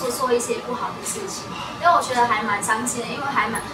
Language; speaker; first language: Chinese; non-native, fluent; Vietnamese